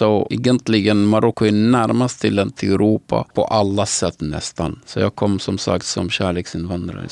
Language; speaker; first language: Swedish; non-native, fluent; Arabic